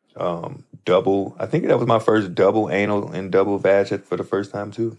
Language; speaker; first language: English; native; English